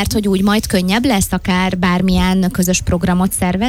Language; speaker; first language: Hungarian; native; Hungarian